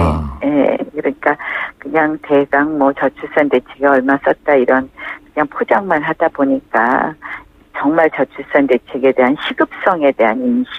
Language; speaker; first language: Korean; native; Korean